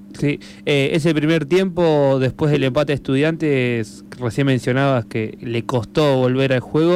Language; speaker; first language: Spanish; native; Spanish